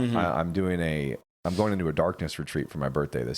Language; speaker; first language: English; native; English